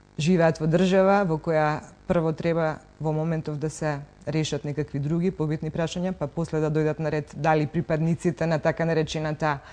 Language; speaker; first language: Macedonian; native; Macedonian